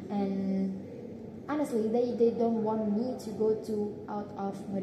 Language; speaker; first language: English; non-native, learner; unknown